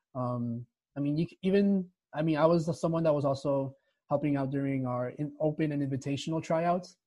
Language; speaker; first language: English; early bilingual, other home language; Spanish